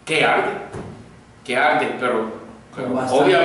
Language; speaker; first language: Spanish; non-native, fluent; English